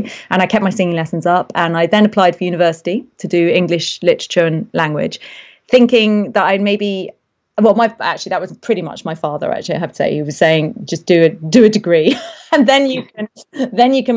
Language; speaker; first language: English; native; English